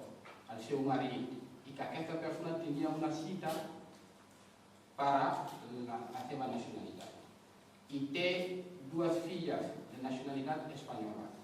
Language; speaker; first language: Catalan; non-native, fluent; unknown